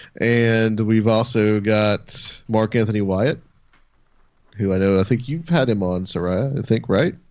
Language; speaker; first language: English; native; English